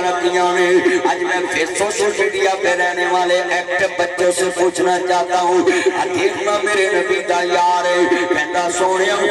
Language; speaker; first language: Urdu; non-native, local second language; Punjabi